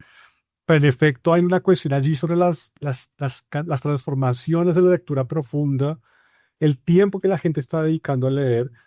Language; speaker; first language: Spanish; native; Spanish